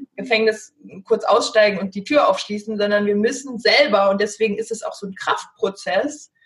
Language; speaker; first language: German; early bilingual, heritage; German